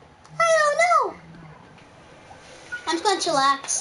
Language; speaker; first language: English; native; English